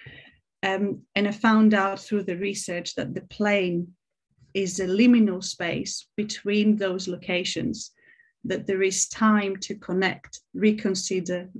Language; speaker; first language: English; non-native, fluent; Greek